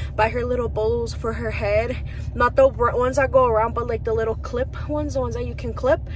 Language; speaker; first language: English; early bilingual, other home language; Spanish